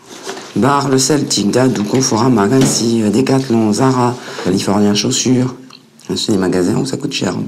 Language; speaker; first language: French; native; French